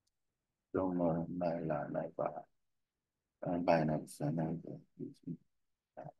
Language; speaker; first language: Vietnamese; non-native, learner; Korean